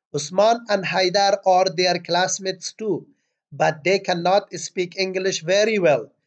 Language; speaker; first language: English; non-native, fluent; Persian